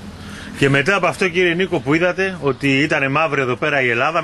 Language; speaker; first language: Greek; native; Greek